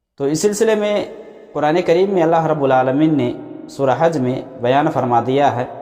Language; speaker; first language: Urdu; native; Urdu